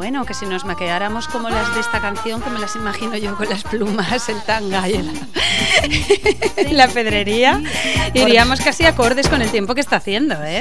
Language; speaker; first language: Spanish; native; Spanish